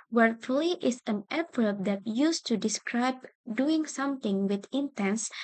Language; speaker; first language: English; non-native, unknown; Indonesian